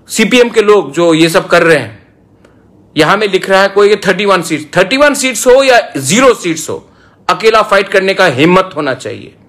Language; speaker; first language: Hindi; non-native, local second language; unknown